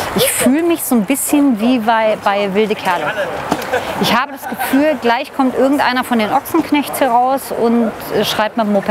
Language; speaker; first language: German; native; German